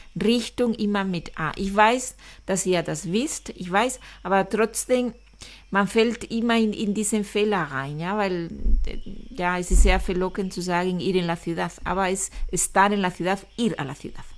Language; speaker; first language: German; non-native, fluent; Spanish